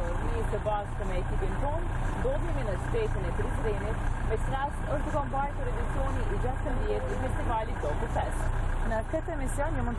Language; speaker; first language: Albanian; native; Albanian